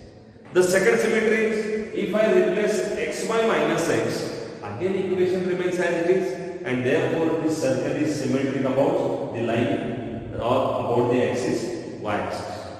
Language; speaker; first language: English; non-native, local second language; Marathi